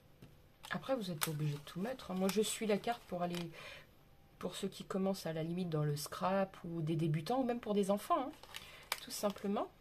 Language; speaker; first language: French; native; French